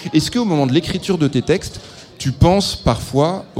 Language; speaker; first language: French; native; French